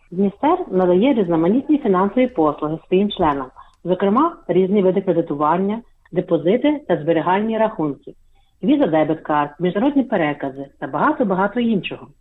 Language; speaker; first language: Ukrainian; early bilingual, heritage; Ukrainian